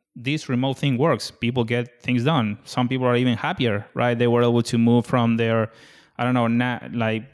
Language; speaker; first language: English; non-native, fluent; Spanish